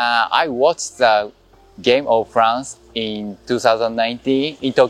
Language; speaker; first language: English; non-native, learner; Japanese